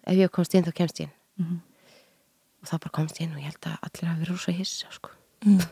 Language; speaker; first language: Icelandic; native; Icelandic